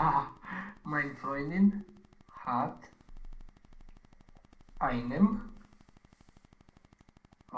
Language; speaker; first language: German; non-native, learner; Romanian